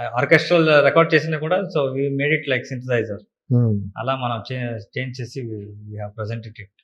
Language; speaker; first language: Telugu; non-native, learner; Kannada